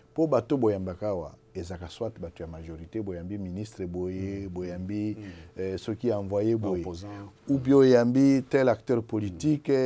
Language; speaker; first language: French; non-native, local second language; Lingala